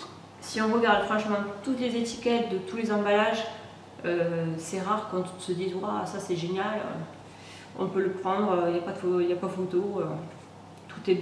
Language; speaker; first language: French; native; French